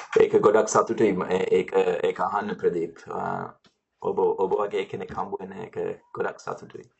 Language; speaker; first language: Sinhala; early bilingual, heritage; Sinhala